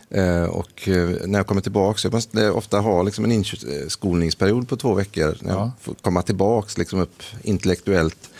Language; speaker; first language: Swedish; native; Swedish